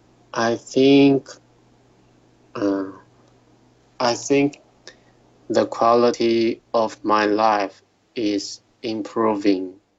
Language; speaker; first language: English; non-native, learner; Chinese